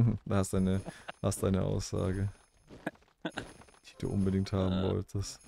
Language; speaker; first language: German; native; German